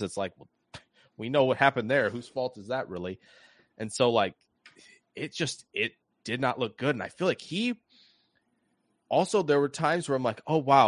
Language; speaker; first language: English; native; English